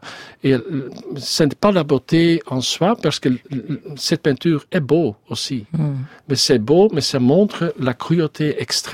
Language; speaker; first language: French; non-native, learner; Dutch